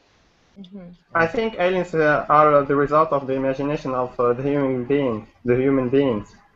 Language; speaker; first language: English; non-native, learner; Turkish